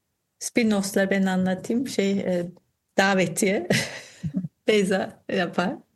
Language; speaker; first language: Turkish; non-native, fluent; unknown